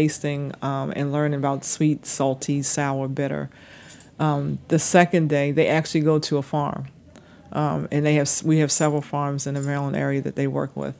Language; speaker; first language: English; native; English